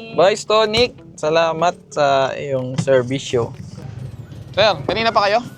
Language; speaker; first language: Filipino; non-native, local second language; Cebuano